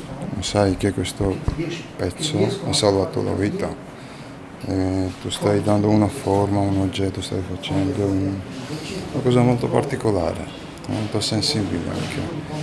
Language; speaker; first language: Italian; non-native, fluent; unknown